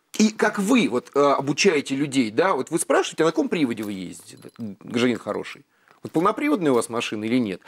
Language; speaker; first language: Russian; native; Russian